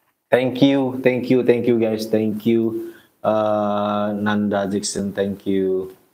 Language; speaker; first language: English; non-native, learner; Indonesian